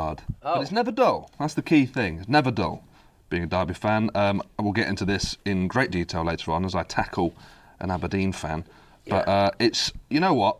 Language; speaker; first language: English; native; English